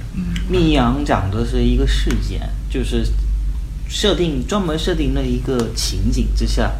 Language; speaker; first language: Chinese; non-native, fluent; Korean